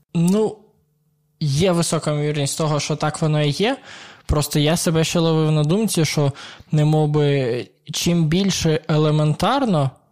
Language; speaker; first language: Ukrainian; native; Ukrainian